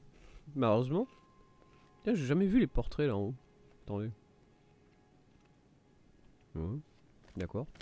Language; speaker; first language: French; native; French